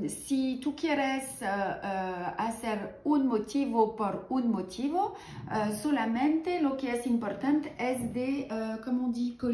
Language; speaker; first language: Spanish; non-native, learner; French